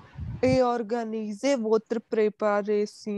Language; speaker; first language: French; non-native, learner; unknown